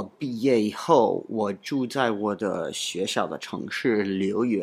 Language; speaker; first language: Chinese; non-native, learner; English